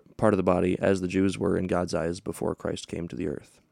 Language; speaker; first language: English; native; English